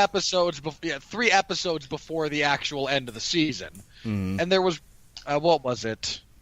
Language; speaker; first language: English; native; English